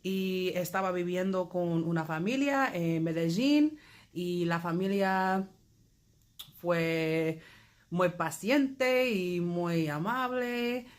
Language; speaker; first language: Spanish; non-native, learner; English